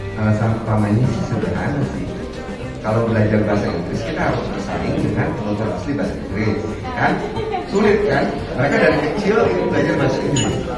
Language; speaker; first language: Indonesian; non-native, local second language; Minangkabau